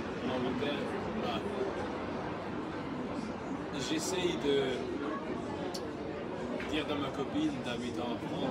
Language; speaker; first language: French; early bilingual, other home language; English